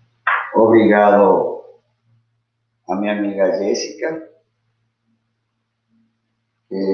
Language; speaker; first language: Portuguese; non-native, fluent; Spanish